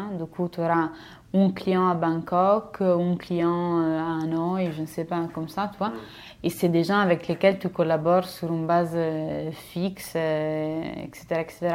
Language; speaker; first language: French; non-native, fluent; Italian